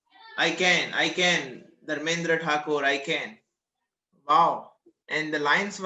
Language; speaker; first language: English; non-native, local second language; Gujarati